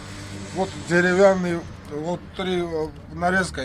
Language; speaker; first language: Russian; non-native, learner; Georgian